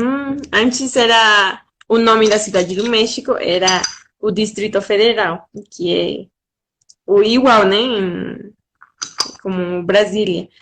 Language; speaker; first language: Portuguese; non-native, fluent; Spanish